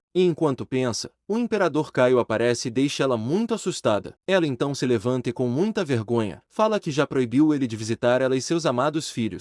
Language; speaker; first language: Portuguese; native; Portuguese